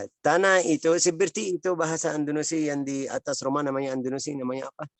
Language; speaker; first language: Indonesian; non-native, learner; Arabic